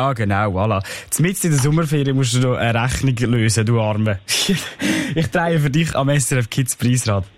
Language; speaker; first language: German; native; German